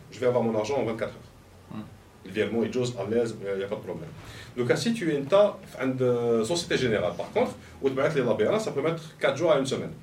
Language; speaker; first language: French; non-native, local second language; Arabic